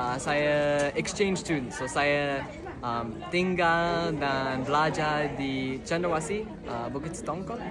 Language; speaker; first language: Malay; non-native, learner; English